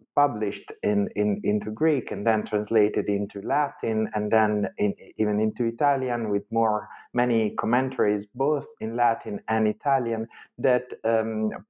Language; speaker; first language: English; non-native, fluent; Italian